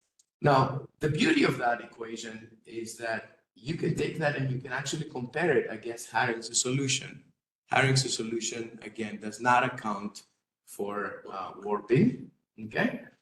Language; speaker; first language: English; non-native, fluent; Greek